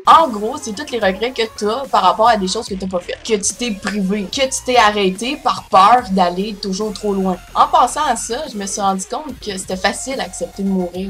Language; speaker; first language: French; native; French